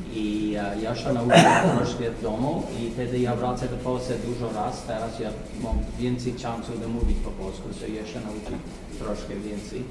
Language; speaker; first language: Polish; early bilingual, heritage; English